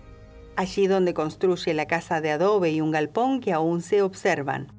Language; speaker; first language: Spanish; native; Spanish